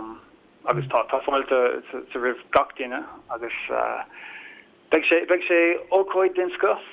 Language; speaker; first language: Irish; non-native, local second language; English